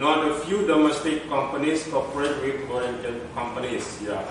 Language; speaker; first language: English; non-native, fluent; Indonesian